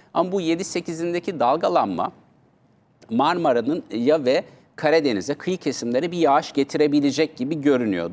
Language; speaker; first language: Turkish; native; Turkish